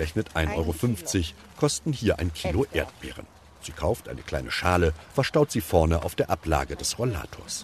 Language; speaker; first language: German; native; German